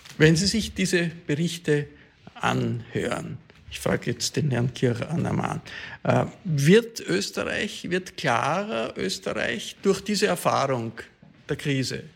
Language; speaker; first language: German; native; German